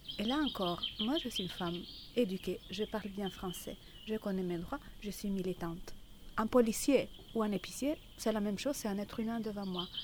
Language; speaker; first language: French; non-native, fluent; Italian